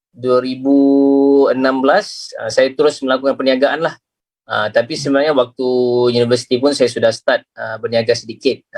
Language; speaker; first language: Malay; native; Malay